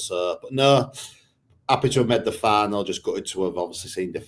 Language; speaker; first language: English; native; English